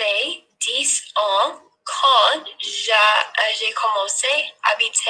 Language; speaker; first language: French; non-native, learner; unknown